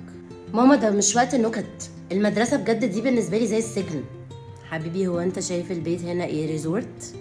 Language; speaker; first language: Arabic; native; Arabic